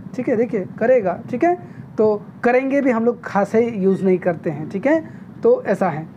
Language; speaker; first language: Hindi; non-native, local second language; Nepali